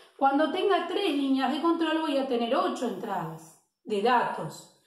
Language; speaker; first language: Spanish; native; Spanish